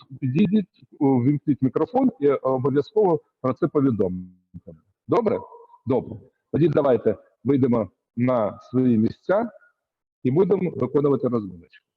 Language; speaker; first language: Ukrainian; native; Ukrainian